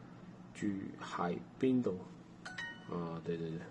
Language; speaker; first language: Cantonese; non-native, learner; Chinese